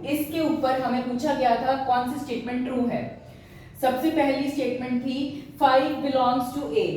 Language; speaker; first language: Hindi; non-native, local second language; Punjabi